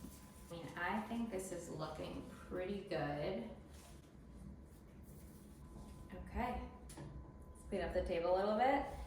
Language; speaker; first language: English; native; English